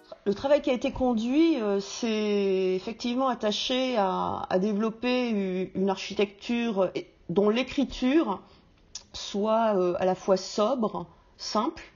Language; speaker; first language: French; native; French